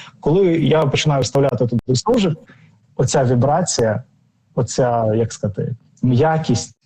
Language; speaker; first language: Ukrainian; non-native, local second language; Russian